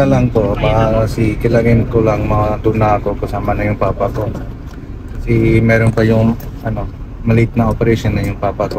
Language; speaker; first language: Filipino; non-native, learner; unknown